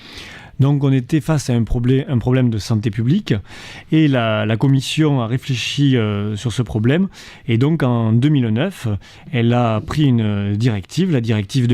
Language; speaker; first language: French; native; French